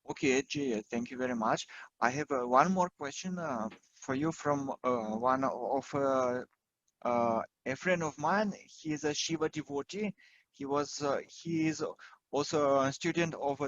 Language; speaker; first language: English; non-native, fluent; Russian